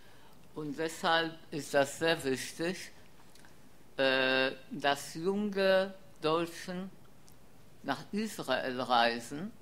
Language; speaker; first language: German; non-native, fluent; Polish